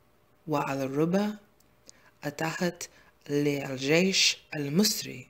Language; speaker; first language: Arabic; non-native, learner; English